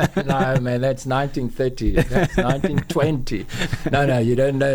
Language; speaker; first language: English; native; English